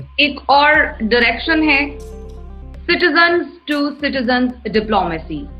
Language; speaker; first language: Urdu; native; Urdu